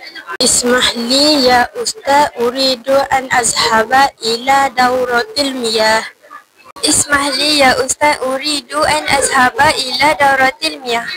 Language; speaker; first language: Arabic; non-native, learner; Malay